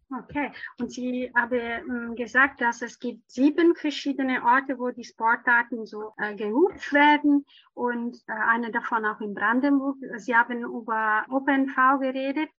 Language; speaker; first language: German; non-native, fluent; Italian